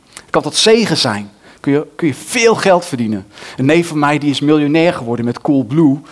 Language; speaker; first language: Dutch; native; Dutch